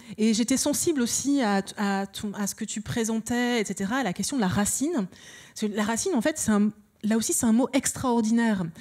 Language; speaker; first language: French; early bilingual, other home language; Lingala